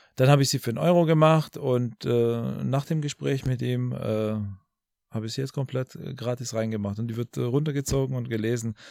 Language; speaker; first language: German; early bilingual, other home language; Albanian